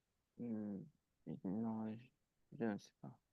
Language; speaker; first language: French; non-native, learner; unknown